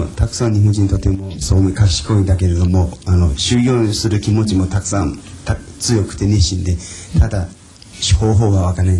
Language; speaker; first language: Japanese; non-native, fluent; Chinese